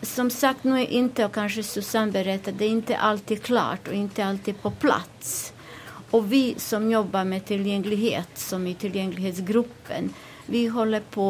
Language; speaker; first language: Swedish; non-native, fluent; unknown